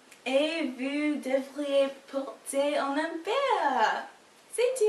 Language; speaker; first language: French; non-native, learner; English